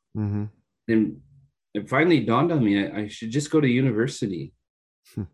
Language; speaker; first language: English; native; English